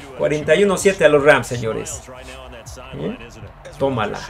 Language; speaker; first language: Spanish; native; Spanish